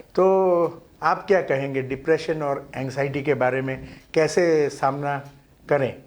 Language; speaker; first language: Hindi; non-native, local second language; Gujarati